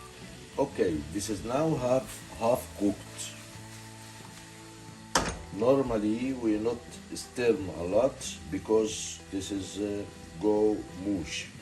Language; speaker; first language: English; non-native, learner; Arabic